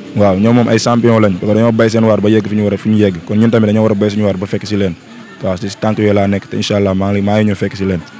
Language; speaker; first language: Wolof; native; Wolof